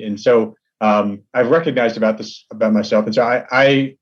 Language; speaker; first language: English; native; English